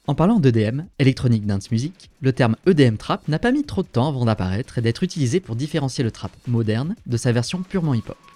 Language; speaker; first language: French; native; French